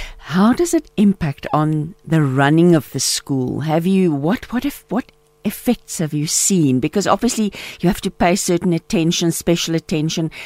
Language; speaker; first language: English; non-native, local second language; Afrikaans